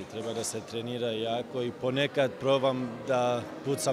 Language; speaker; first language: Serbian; early bilingual, heritage; Serbian